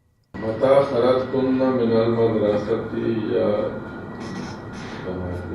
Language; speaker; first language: Arabic; non-native, learner; Urdu